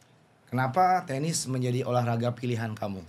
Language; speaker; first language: Indonesian; native; Indonesian